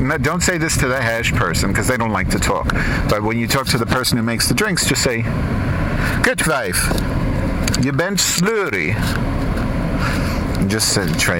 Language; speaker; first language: English; native; English